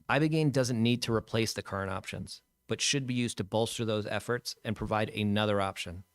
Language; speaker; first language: English; native; English